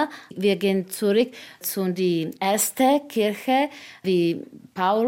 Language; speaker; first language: German; non-native, fluent; Czech